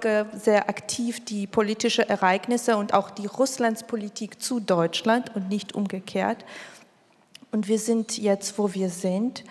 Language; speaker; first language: German; non-native, fluent; Georgian